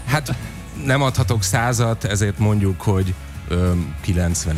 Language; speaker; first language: Hungarian; native; Hungarian